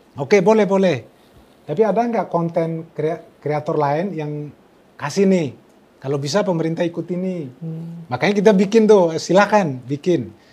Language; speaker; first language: Indonesian; non-native, local second language; Tetum